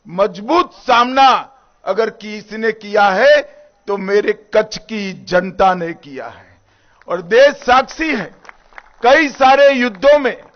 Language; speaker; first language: Hindi; non-native, local second language; Gujarati